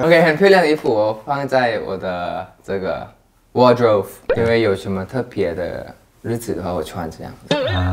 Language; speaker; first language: Chinese; non-native, learner; Thai